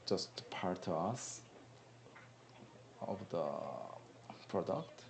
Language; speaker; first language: English; non-native, learner; Korean